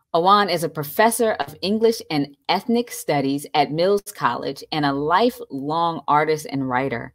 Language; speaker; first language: English; native; English